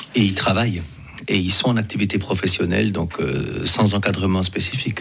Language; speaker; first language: French; native; French